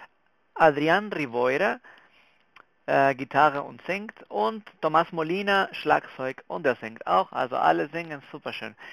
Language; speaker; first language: German; non-native, fluent; Spanish